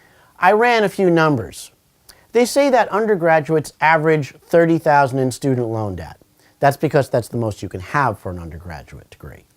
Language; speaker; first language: English; native; English